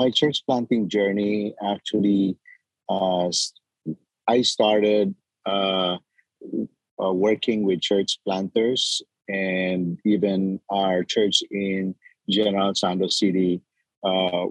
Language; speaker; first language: English; non-native, local second language; Cebuano